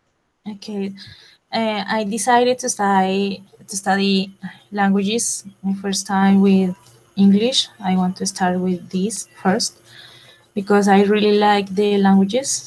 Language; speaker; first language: English; non-native, learner; Spanish